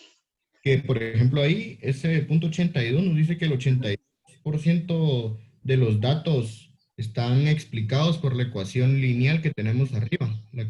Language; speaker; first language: Spanish; native; Spanish